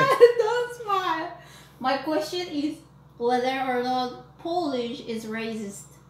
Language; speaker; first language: English; non-native, learner; Indonesian